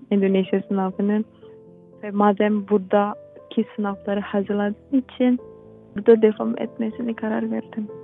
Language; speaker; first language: Turkish; non-native, fluent; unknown